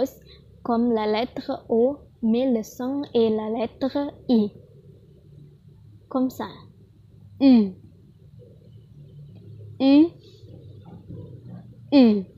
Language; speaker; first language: French; non-native, learner; Indonesian